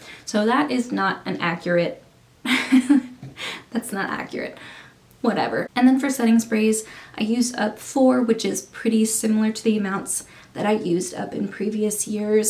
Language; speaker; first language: English; native; English